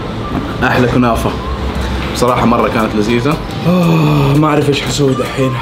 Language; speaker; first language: Arabic; native; Arabic